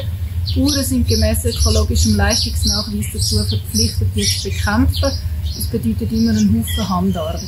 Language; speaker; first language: German; native; German